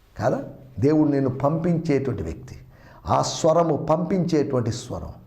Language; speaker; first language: Telugu; non-native, local second language; Malayalam